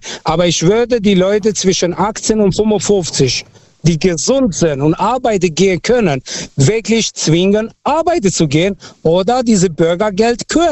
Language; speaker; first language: German; non-native, fluent; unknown